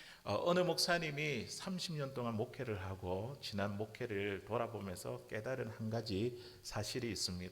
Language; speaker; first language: Korean; native; Korean